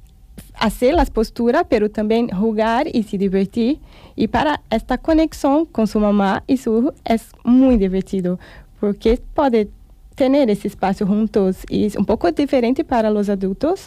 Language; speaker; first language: Spanish; non-native, fluent; Portuguese